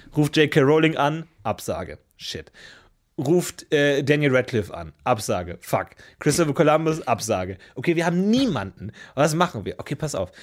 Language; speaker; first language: German; native; German